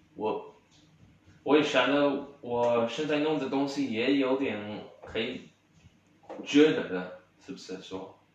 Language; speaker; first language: Chinese; early bilingual, heritage; Chinese